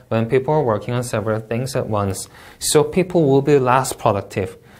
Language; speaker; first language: English; non-native, fluent; Korean